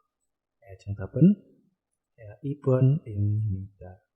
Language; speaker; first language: Korean; non-native, fluent; Indonesian